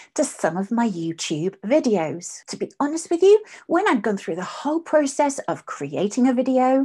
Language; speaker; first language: English; native; English